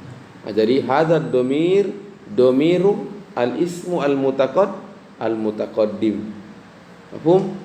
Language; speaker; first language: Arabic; non-native, fluent; Indonesian